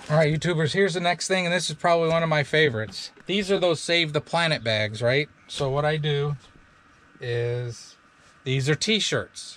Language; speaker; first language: English; native; English